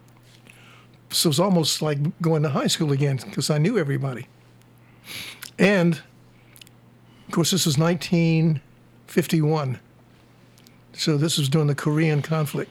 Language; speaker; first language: English; native; English